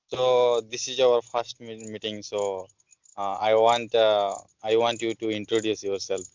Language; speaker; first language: English; non-native, learner; Odia